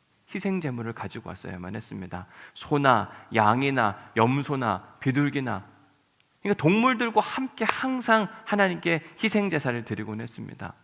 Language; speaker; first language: Korean; native; Korean